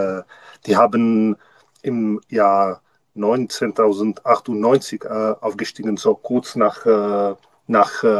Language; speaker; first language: German; non-native, learner; Czech